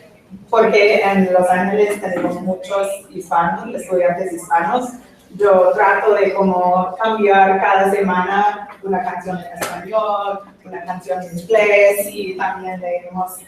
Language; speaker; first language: Spanish; non-native, fluent; English